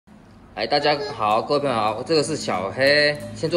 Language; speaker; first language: Chinese; native; Chinese